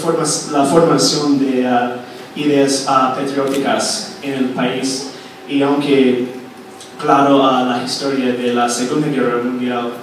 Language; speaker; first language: Spanish; non-native, fluent; English